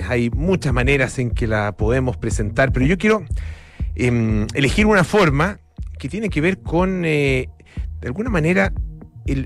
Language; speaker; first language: Spanish; native; Spanish